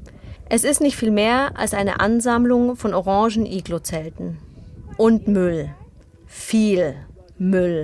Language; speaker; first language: German; native; German